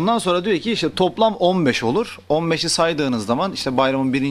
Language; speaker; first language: Turkish; native; Turkish